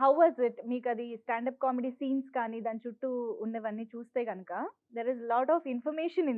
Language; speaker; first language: Telugu; native; Telugu